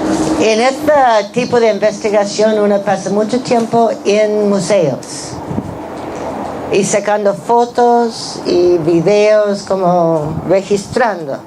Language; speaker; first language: Spanish; non-native, fluent; English